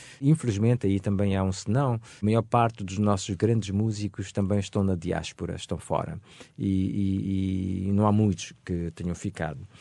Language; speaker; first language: Portuguese; non-native, local second language; Upper Guinea Crioulo